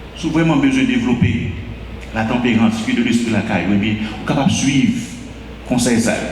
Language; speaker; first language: French; non-native, local second language; Haitian Creole